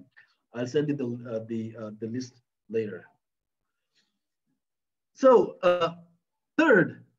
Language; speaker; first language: English; non-native, fluent; French